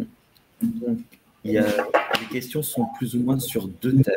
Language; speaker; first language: French; native; French